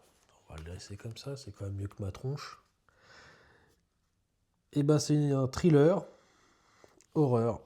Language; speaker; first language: French; native; French